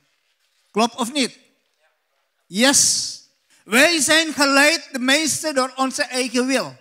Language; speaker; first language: Dutch; non-native, learner; Indonesian